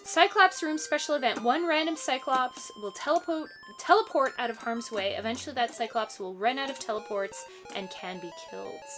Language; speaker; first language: English; native; English